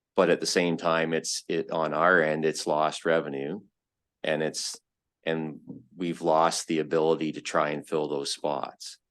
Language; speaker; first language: English; native; English